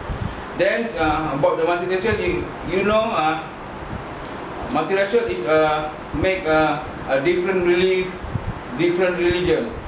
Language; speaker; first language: English; non-native, learner; Malay